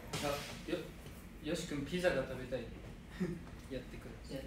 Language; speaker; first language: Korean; non-native, fluent; Japanese